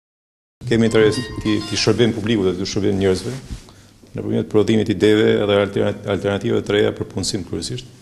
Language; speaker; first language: Albanian; native; Albanian